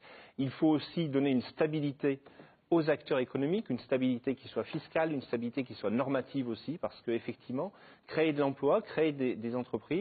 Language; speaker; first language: French; native; French